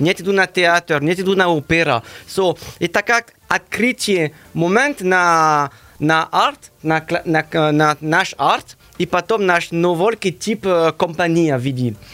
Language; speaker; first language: Russian; non-native, learner; French